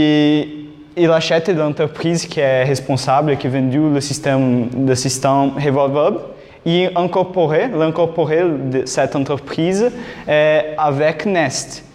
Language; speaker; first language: French; non-native, learner; Portuguese